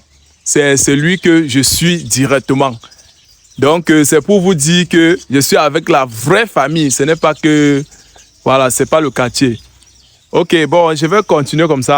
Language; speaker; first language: French; native; French